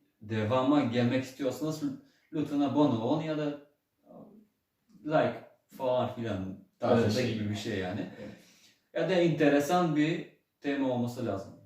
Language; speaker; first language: Turkish; early bilingual, heritage; Turkish